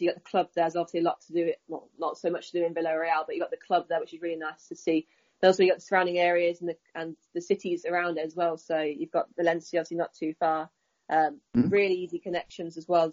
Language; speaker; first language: English; native; English